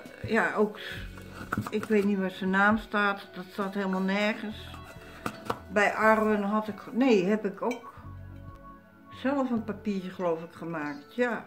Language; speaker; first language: Dutch; native; Dutch